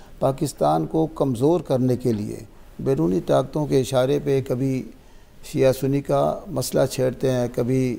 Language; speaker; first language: Urdu; non-native, local second language; Pashto